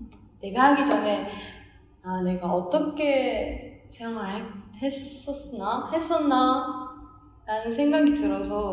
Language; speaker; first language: Korean; non-native, fluent; Japanese